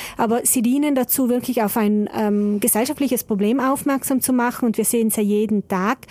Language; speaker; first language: German; native; German